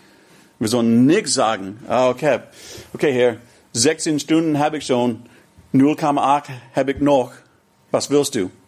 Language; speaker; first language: German; non-native, fluent; English